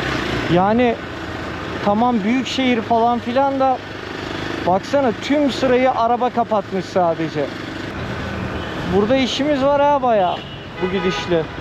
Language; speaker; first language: Turkish; native; Turkish